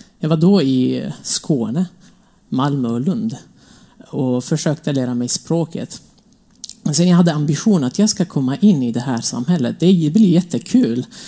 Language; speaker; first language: Swedish; non-native, fluent; Kurdish